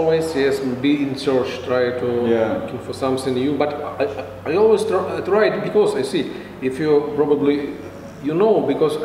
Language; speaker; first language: English; non-native, fluent; Russian